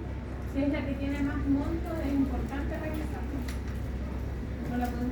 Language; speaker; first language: Spanish; native; Spanish